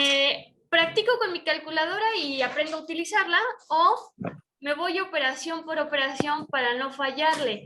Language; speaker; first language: Spanish; native; Spanish